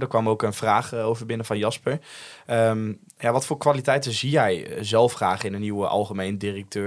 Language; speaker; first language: Dutch; native; Dutch